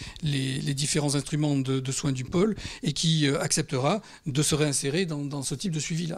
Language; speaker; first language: French; native; French